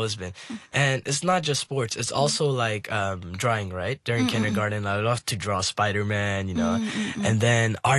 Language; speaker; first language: English; non-native, local second language; Nepali